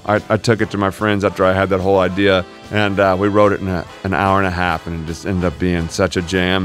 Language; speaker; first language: English; native; English